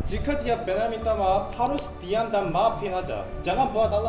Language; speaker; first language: Indonesian; non-native, learner; Korean